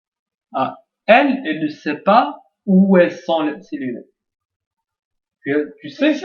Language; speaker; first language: French; non-native, local second language; Arabic